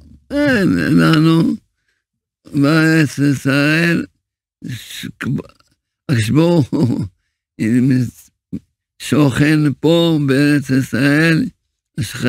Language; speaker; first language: Hebrew; early bilingual, other home language; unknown